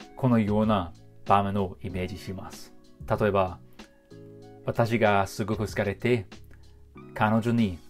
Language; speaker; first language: Japanese; non-native, fluent; English